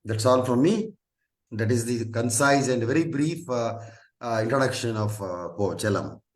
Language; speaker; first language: English; non-native, local second language; Telugu